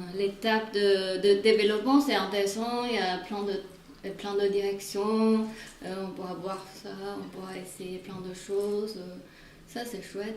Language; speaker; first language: French; non-native, fluent; Chinese